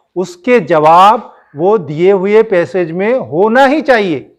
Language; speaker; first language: Hindi; non-native, local second language; Marathi